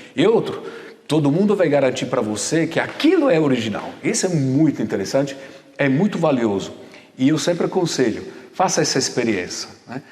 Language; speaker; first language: Portuguese; non-native, fluent; Italian